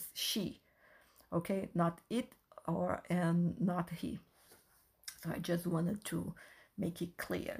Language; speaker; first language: English; non-native, fluent; Portuguese